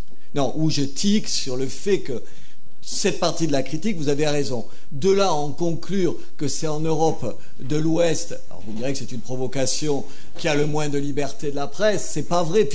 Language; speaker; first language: French; native; French